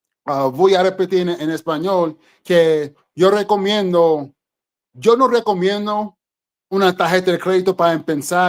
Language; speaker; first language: Spanish; non-native, fluent; English